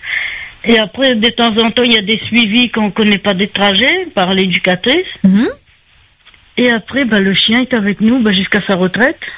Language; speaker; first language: French; native; French